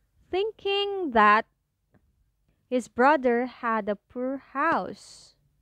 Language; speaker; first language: English; non-native, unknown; Indonesian